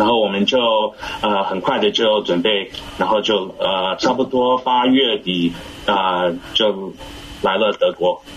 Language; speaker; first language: Chinese; early bilingual, heritage; English